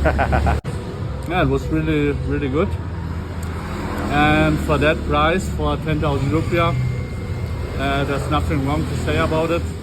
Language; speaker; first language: English; non-native, fluent; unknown